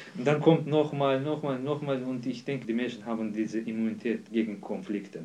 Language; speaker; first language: German; non-native, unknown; Azerbaijani